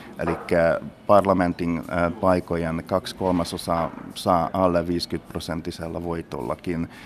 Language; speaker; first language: Finnish; non-native, fluent; Hungarian